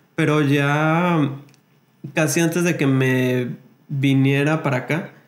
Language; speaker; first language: Spanish; native; Spanish